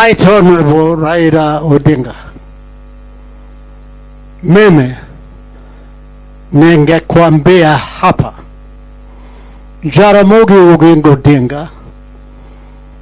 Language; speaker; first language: Swahili; non-native, local second language; Kikuyu